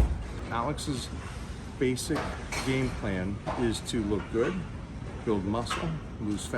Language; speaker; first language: English; native; English